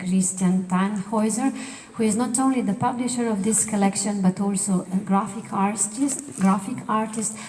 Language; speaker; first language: English; non-native, fluent; Slovenian